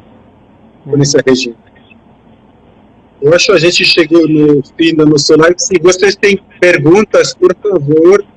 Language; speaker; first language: Portuguese; non-native, fluent; French